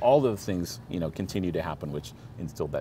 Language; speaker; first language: English; native; English